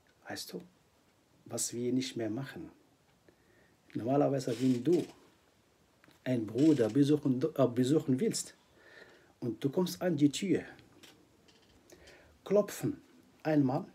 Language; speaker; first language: German; non-native, fluent; Arabic